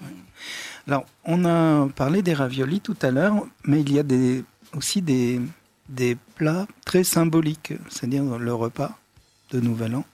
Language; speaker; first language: French; native; French